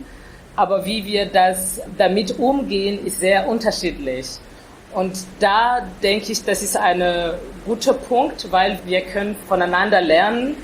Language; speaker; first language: German; non-native, fluent; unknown